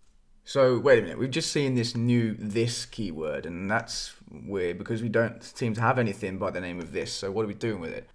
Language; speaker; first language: English; native; English